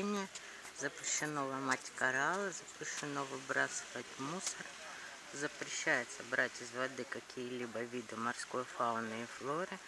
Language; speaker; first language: Russian; native; Russian